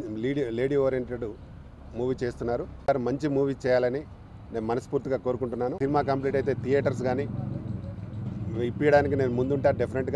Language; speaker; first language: Telugu; native; Telugu